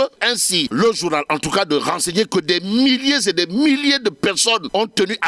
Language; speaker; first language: French; non-native, local second language; Wolof